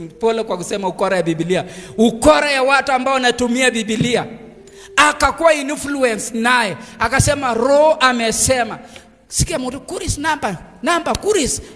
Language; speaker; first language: Swahili; non-native, local second language; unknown